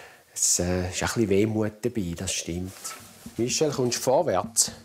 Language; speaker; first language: German; native; German